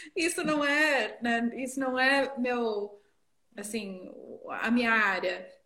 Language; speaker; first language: Portuguese; non-native, fluent; English